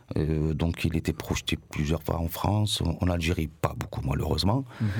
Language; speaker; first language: French; non-native, local second language; Arabic